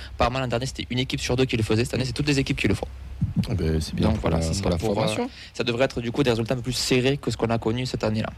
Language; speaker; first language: French; native; French